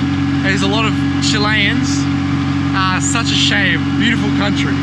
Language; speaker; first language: English; native; English